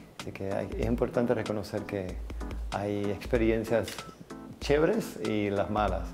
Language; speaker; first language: Spanish; non-native, fluent; English